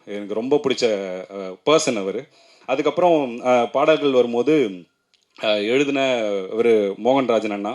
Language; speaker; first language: Tamil; native; Tamil